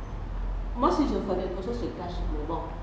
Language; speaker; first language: French; non-native, learner; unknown